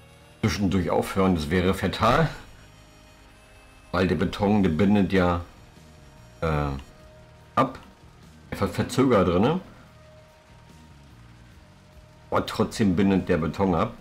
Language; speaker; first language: German; native; German